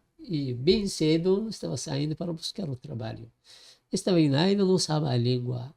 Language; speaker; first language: Portuguese; non-native, learner; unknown